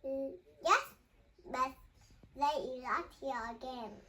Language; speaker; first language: English; non-native, learner; Vietnamese